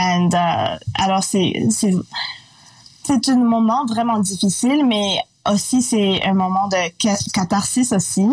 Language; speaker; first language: French; non-native, local second language; English